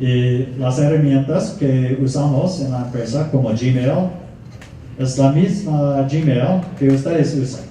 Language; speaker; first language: Spanish; non-native, fluent; English